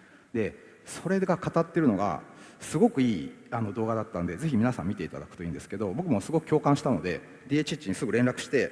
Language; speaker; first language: Japanese; native; Japanese